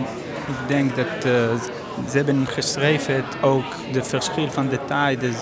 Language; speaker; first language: Dutch; non-native, learner; Hebrew